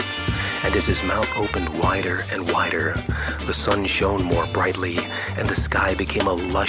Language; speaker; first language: English; native; English